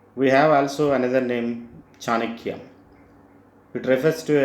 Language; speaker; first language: English; non-native, local second language; Telugu